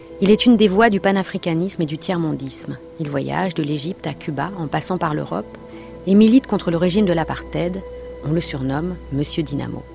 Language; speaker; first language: French; native; French